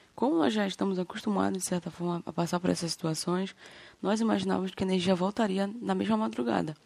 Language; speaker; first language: Portuguese; native; Portuguese